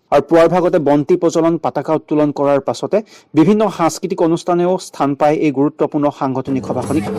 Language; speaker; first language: Assamese; native; Assamese